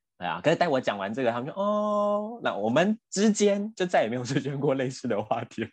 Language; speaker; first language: Chinese; native; Chinese